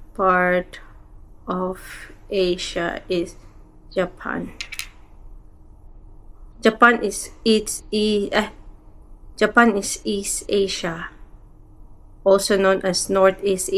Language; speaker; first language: English; non-native, local second language; Cebuano